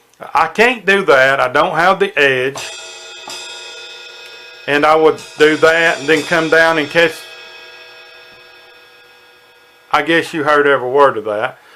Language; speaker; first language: English; native; English